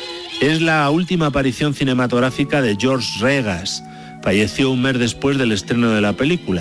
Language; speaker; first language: Spanish; native; Spanish